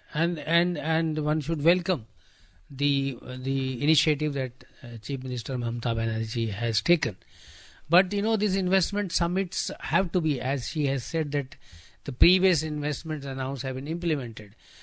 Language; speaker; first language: English; non-native, local second language; Hindi